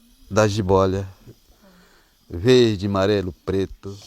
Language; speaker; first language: Portuguese; non-native, local second language; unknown